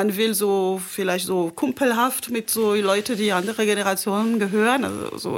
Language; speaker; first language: German; non-native, fluent; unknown